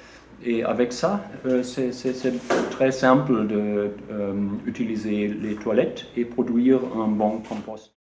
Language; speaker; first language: French; non-native, learner; German